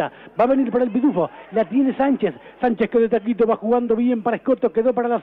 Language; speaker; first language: Spanish; native; Spanish